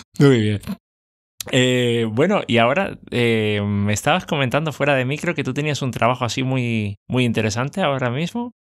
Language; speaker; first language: Spanish; native; Spanish